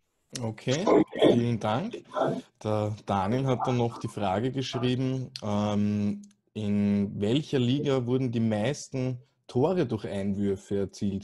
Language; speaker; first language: German; native; German